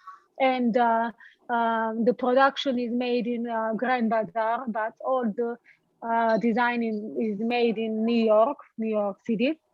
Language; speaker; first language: English; non-native, fluent; Turkish